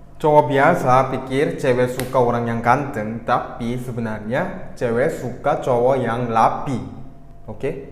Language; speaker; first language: Indonesian; early bilingual, other home language; Korean